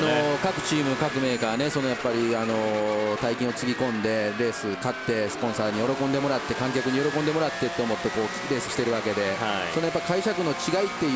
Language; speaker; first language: Japanese; native; Japanese